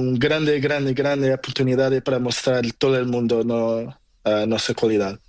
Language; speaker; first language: Spanish; non-native, learner; Portuguese